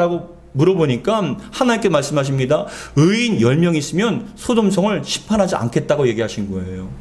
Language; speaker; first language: Korean; native; Korean